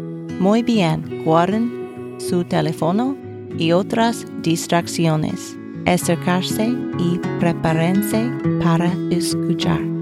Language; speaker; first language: Spanish; non-native, learner; English